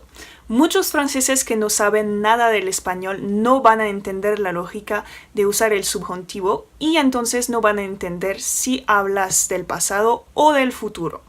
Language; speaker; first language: Spanish; non-native, fluent; French